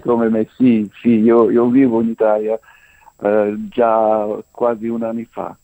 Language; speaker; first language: Italian; non-native, learner; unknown